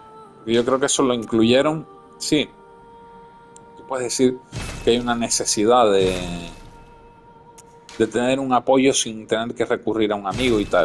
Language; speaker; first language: Spanish; native; Spanish